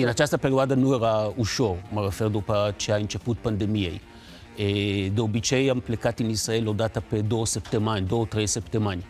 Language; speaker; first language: Romanian; non-native, fluent; Hebrew